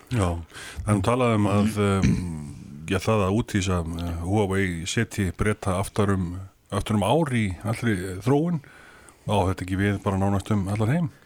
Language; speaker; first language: Icelandic; native; Icelandic